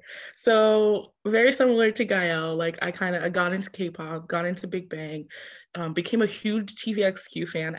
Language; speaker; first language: English; early bilingual, other home language; French